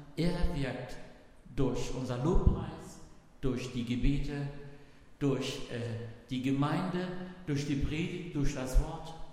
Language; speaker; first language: German; non-native, fluent; Arabic